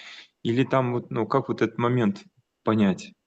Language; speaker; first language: Russian; native; Russian